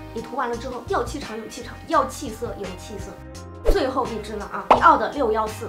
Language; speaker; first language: Chinese; native; Chinese